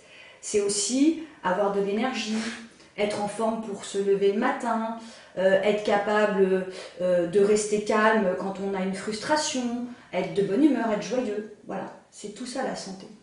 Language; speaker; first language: French; native; French